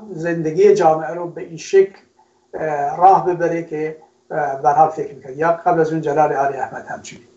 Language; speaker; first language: Persian; non-native, local second language; Kurdish